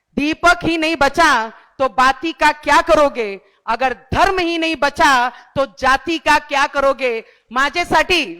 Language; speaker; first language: Marathi; non-native, local second language; Hindi